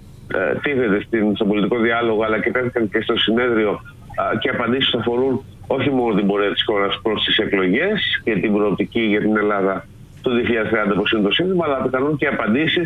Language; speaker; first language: Greek; native; Greek